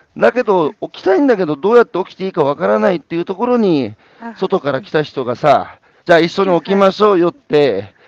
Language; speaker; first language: Japanese; native; Japanese